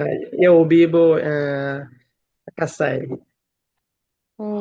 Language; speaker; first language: Portuguese; non-native, learner; Bangla